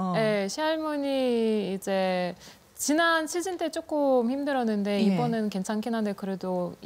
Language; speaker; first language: Korean; non-native, fluent; Russian